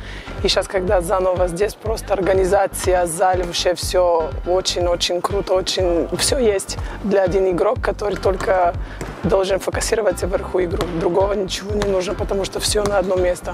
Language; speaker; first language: Russian; non-native, learner; Bulgarian